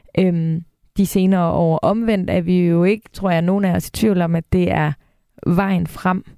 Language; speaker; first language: Danish; native; Danish